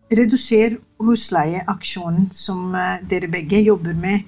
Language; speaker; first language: Norwegian; non-native, fluent; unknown